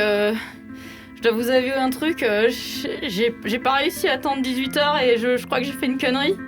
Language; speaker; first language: French; native; French